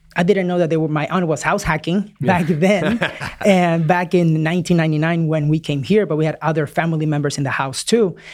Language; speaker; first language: English; early bilingual, other home language; Spanish